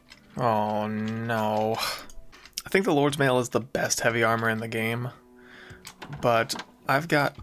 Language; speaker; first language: English; native; English